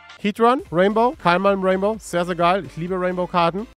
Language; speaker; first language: German; native; German